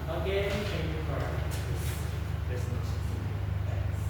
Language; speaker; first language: English; non-native, learner; Indonesian